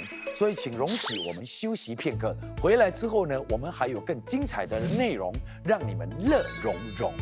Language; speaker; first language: Chinese; native; Chinese